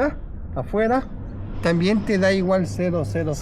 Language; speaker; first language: Spanish; native; Spanish